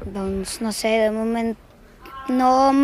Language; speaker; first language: Catalan; non-native, learner; Ukrainian